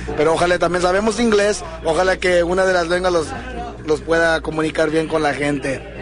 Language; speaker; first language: Spanish; early bilingual, heritage; English